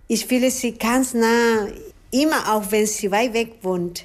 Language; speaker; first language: German; non-native, fluent; Spanish